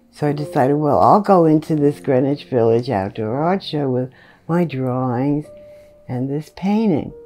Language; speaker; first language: English; native; English